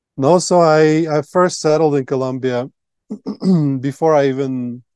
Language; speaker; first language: English; non-native, fluent; Latvian